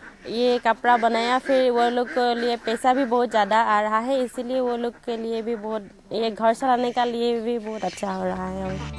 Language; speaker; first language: Hindi; non-native, local second language; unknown